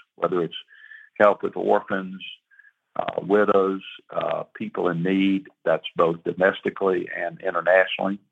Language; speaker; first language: English; native; English